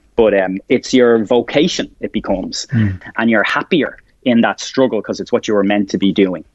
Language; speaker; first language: English; native; English